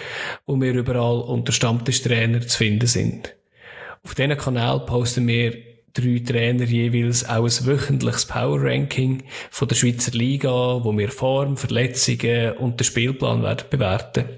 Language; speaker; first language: German; native; German